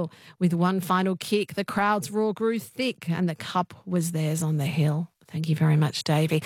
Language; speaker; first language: English; native; English